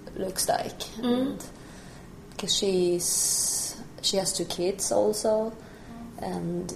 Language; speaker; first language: English; non-native, fluent; Spanish